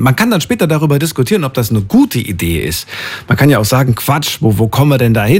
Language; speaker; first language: German; native; German